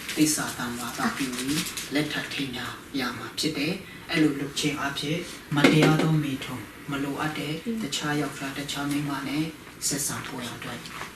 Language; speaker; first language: Burmese; non-native, local second language; Hakha Chin